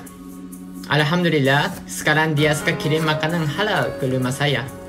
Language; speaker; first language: Indonesian; non-native, fluent; Japanese